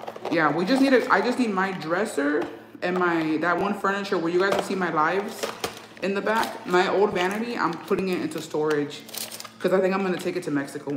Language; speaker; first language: English; early bilingual, other home language; Spanish